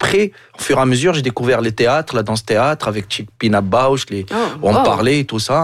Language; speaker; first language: French; non-native, local second language; Arabic